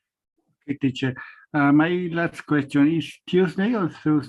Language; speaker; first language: English; non-native, learner; Spanish